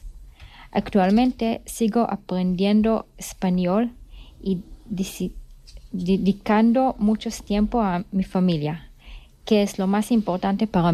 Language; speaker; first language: Spanish; non-native, learner; Hebrew